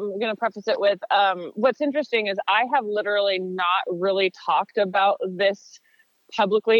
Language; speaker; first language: English; native; English